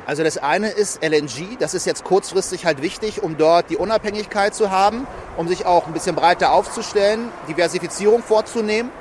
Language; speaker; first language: German; native; German